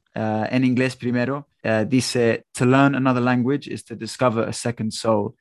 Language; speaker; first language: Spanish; non-native, fluent; English